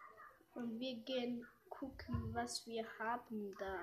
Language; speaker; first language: German; non-native, learner; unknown